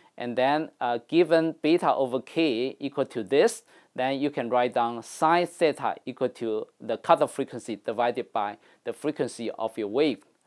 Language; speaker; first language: English; non-native, fluent; Chinese